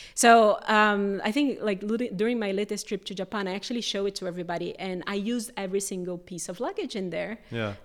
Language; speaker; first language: English; non-native, fluent; Portuguese